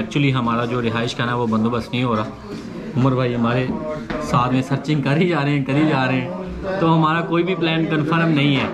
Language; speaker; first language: Urdu; non-native, local second language; Punjabi